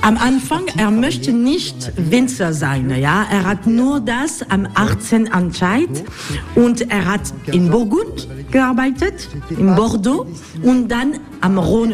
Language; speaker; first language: German; non-native, learner; French